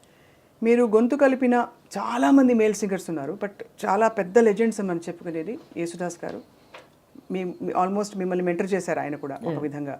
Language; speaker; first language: Telugu; native; Telugu